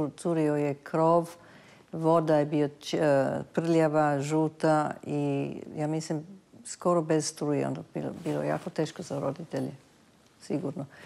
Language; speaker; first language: Serbian; early bilingual, heritage; Serbian